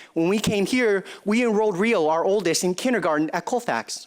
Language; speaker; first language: English; early bilingual, other home language; Chinese